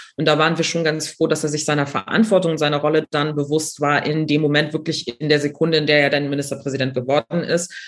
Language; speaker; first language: German; native; German